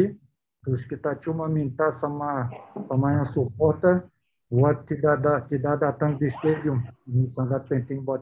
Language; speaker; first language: Indonesian; non-native, learner; Portuguese